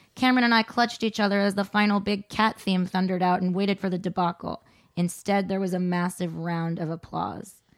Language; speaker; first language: English; native; English